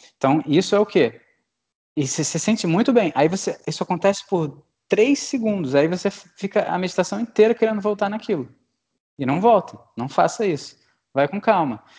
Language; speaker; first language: Portuguese; native; Portuguese